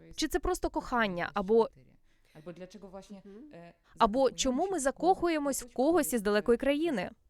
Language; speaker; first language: Ukrainian; native; Ukrainian